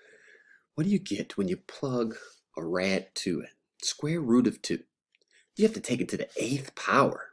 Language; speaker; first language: English; native; English